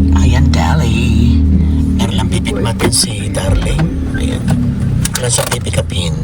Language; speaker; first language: Filipino; native; Filipino